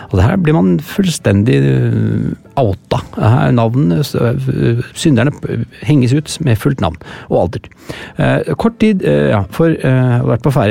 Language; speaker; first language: Norwegian; native; Norwegian